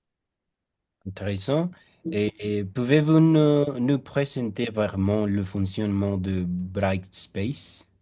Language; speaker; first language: French; non-native, fluent; Spanish